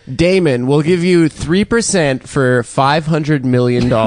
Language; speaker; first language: English; native; English